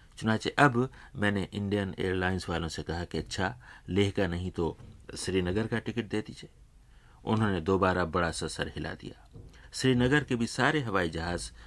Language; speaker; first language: Urdu; native; Urdu